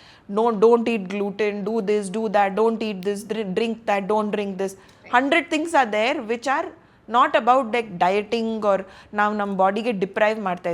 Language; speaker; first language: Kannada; non-native, local second language; Hindi